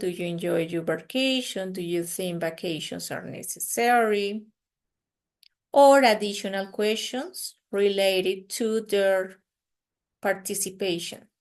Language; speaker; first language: English; non-native, fluent; Spanish